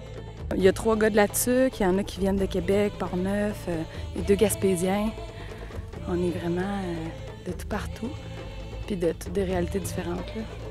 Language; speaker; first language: French; native; French